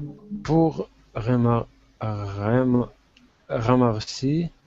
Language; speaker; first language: French; non-native, learner; Russian